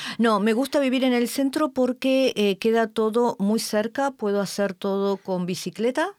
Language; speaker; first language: Spanish; native; Spanish